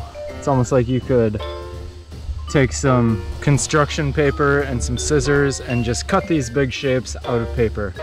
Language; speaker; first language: English; native; English